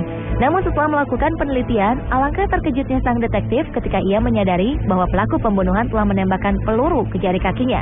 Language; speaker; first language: Indonesian; native; Indonesian